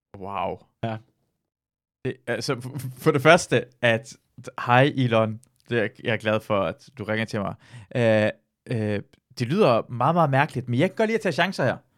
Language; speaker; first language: Danish; early bilingual, other home language; Persian